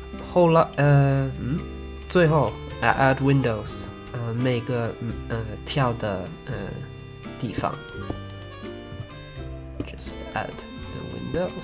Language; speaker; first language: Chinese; early bilingual, heritage; Chinese